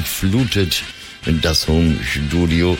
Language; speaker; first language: German; native; German